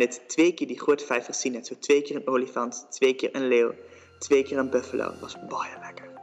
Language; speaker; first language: Afrikaans; non-native, learner; Dutch